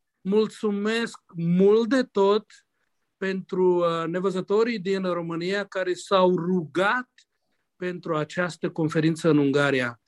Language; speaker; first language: Romanian; non-native, local second language; Hungarian